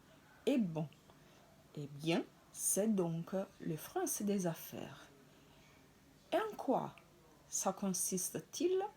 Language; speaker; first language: French; non-native, fluent; Italian